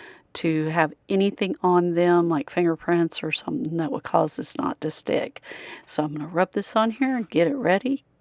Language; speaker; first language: English; native; English